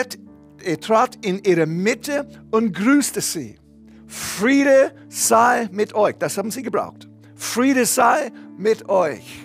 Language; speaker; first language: German; non-native, fluent; English